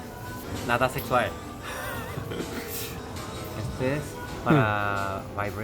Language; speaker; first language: Spanish; non-native, learner; Korean